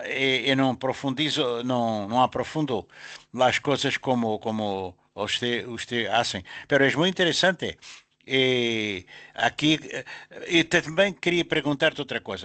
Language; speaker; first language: Spanish; non-native, learner; Portuguese